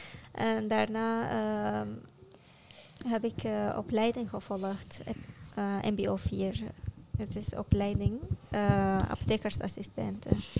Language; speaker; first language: Dutch; non-native, fluent; Arabic